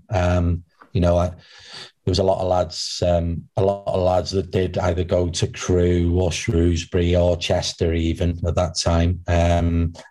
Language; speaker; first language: English; native; English